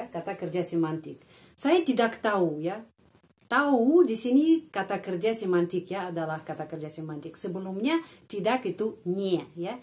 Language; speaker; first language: Indonesian; non-native, fluent; Russian